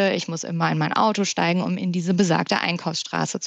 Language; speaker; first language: German; native; German